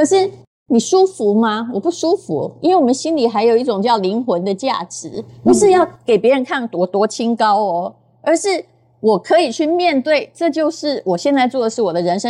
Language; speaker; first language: Chinese; native; Chinese